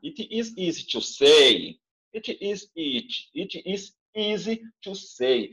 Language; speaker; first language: English; non-native, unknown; Portuguese